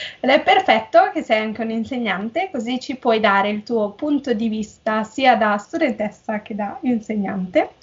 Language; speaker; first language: Italian; native; Italian